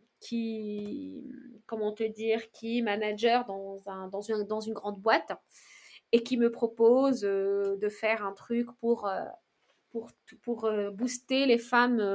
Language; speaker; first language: French; non-native, local second language; Arabic